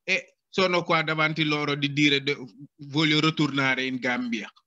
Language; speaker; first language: Italian; non-native, learner; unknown